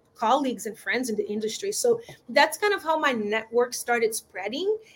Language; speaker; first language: English; non-native, fluent; Portuguese